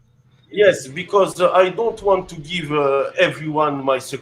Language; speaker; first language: English; non-native, learner; French